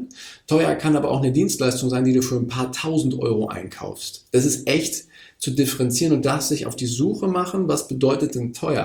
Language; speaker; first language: German; native; German